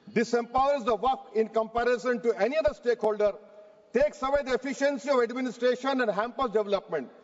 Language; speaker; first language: English; non-native, local second language; Urdu